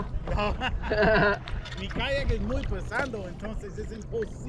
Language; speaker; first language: Spanish; non-native, learner; English